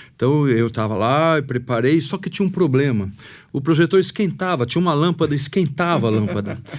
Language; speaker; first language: Portuguese; native; Portuguese